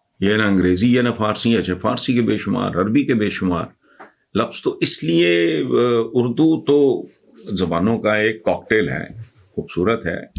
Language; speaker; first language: Urdu; non-native, local second language; Punjabi